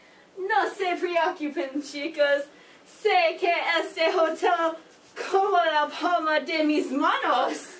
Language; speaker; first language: Spanish; non-native, learner; English